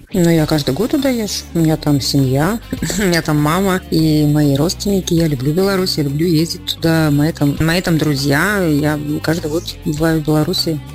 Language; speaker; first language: Russian; native; Russian